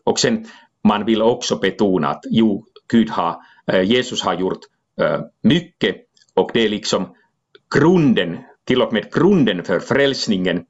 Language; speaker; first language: Swedish; non-native, local second language; Finnish